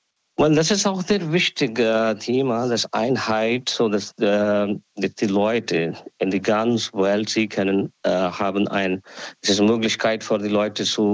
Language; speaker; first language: German; non-native, learner; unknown